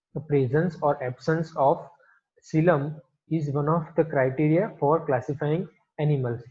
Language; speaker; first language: English; non-native, local second language; Gujarati